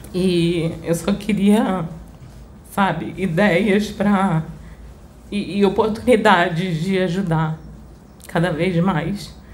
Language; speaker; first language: Portuguese; early bilingual, other home language; Spanish